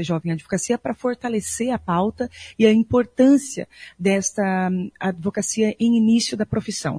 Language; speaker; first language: Portuguese; native; Portuguese